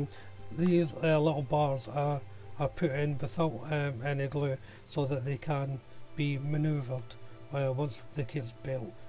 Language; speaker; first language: English; native; English